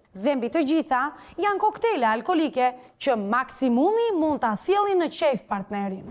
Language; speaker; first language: Albanian; native; Albanian